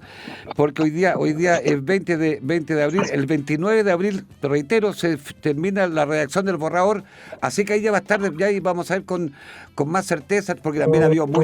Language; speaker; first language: Spanish; native; Spanish